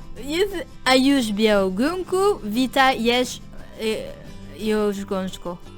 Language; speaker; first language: Polish; non-native, learner; French